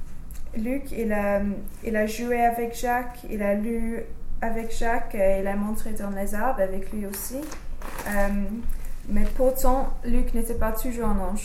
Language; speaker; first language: French; non-native, learner; English